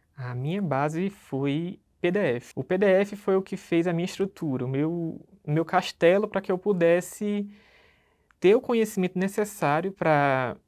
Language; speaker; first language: Portuguese; native; Portuguese